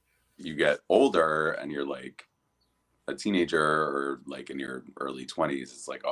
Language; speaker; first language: English; native; English